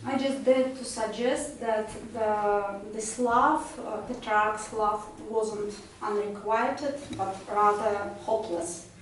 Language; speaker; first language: English; non-native, fluent; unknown